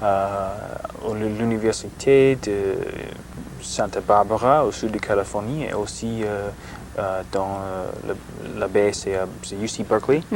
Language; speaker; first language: French; non-native, learner; English